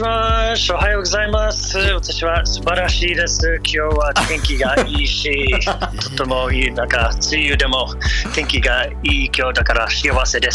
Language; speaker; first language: Japanese; non-native, learner; English